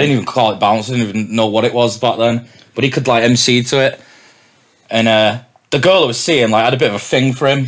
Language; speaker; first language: English; native; English